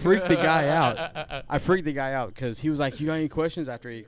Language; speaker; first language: English; native; English